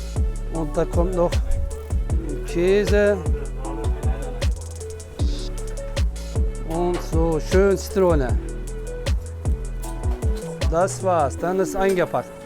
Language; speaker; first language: German; non-native, learner; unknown